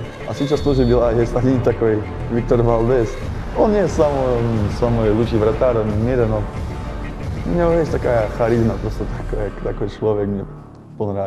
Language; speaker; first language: Russian; non-native, learner; Slovak